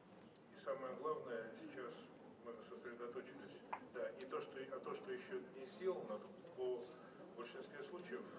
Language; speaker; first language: Russian; native; Russian